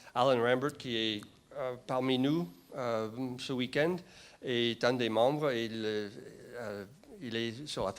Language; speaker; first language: French; non-native, fluent; English